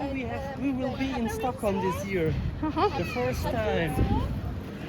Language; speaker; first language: English; non-native, learner; German